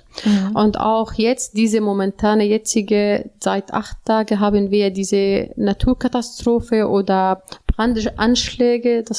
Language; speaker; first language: German; non-native, learner; Arabic